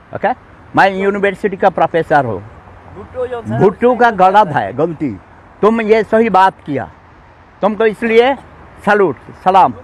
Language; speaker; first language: Hindi; non-native, learner; Bangla